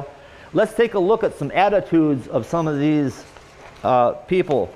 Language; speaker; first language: English; native; English